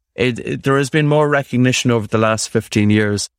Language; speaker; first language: English; native; English